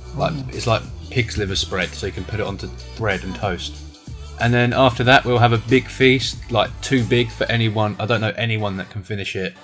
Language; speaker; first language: English; native; English